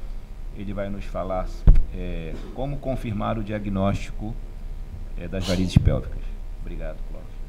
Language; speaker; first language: Portuguese; native; Portuguese